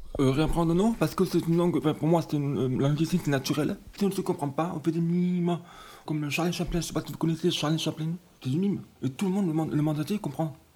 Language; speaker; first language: French; native; French